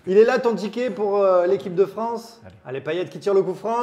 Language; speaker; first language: French; native; French